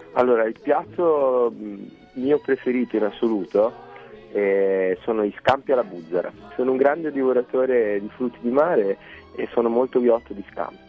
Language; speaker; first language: Italian; early bilingual, other home language; Serbian